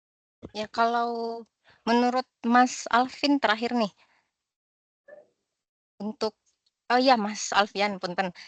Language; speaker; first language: Indonesian; native; Indonesian